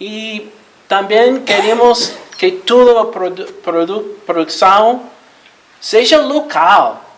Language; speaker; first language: Portuguese; non-native, learner; Spanish